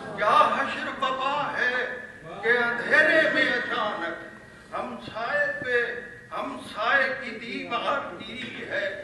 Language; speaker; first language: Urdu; non-native, local second language; Punjabi